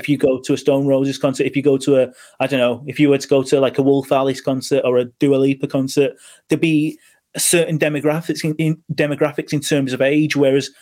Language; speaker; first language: English; native; English